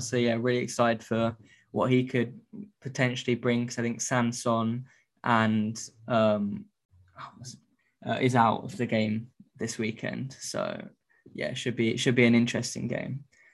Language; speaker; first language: English; native; English